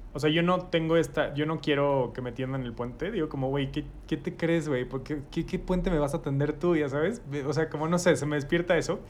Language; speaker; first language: Spanish; native; Spanish